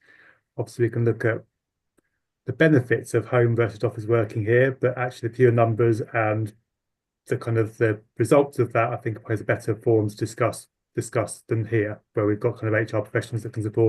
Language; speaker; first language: English; native; English